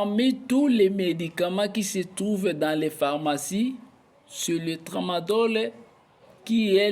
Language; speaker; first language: French; non-native, local second language; Lingala